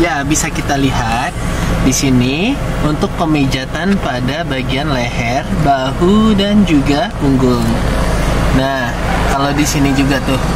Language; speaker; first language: Indonesian; native; Indonesian